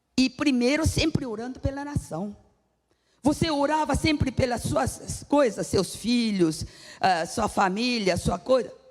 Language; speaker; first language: Portuguese; non-native, fluent; Korean